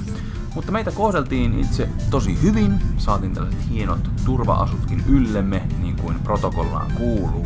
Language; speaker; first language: Finnish; native; Finnish